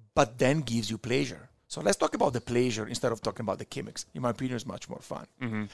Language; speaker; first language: English; non-native, fluent; Italian